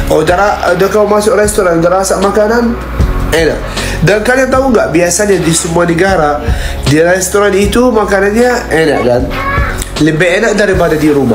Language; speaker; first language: Indonesian; non-native, fluent; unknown